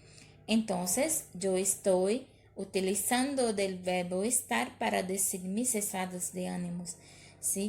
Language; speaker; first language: Spanish; non-native, learner; Portuguese